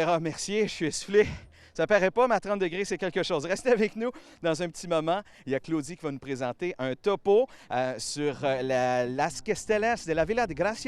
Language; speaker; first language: French; native; French